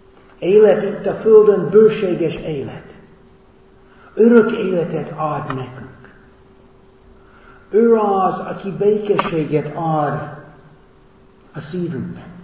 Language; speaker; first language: Hungarian; non-native, learner; English